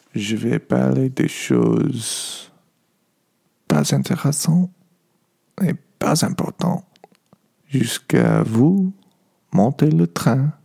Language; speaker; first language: French; non-native, learner; English